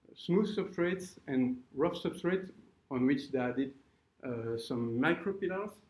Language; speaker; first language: English; non-native, fluent; French